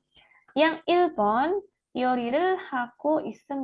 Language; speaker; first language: Korean; non-native, fluent; Indonesian